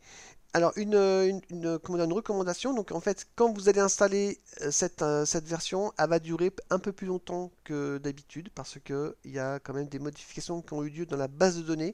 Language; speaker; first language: French; native; French